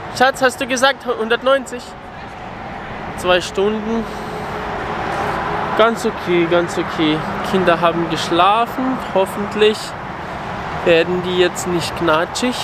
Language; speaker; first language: German; non-native, fluent; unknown